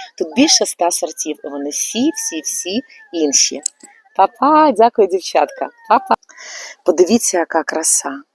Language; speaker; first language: Ukrainian; native; Ukrainian